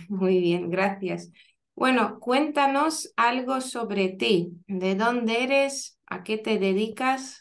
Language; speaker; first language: Spanish; non-native, fluent; Lithuanian